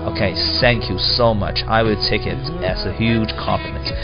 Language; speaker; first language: English; non-native, fluent; Chinese